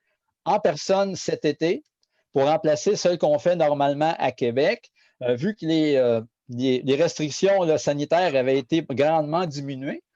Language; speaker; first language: French; native; French